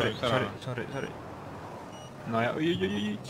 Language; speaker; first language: Estonian; native; Estonian